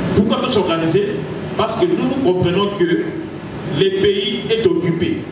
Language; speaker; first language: French; non-native, local second language; Lingala